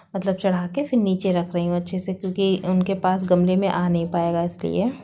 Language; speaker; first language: Hindi; native; Hindi